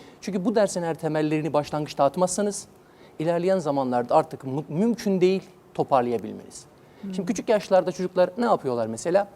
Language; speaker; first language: Turkish; native; Turkish